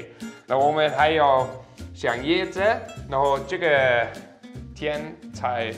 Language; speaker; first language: Chinese; non-native, learner; German